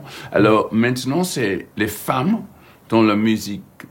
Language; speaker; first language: French; non-native, learner; English